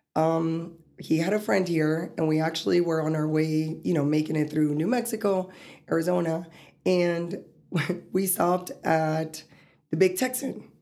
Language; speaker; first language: English; early bilingual, other home language; Spanish